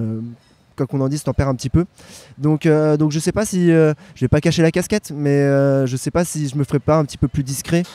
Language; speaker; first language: French; native; French